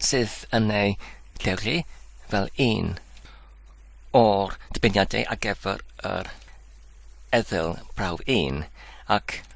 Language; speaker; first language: Welsh; non-native, learner; English